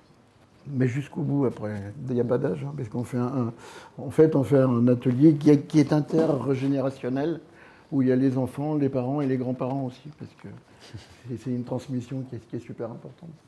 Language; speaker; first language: French; native; French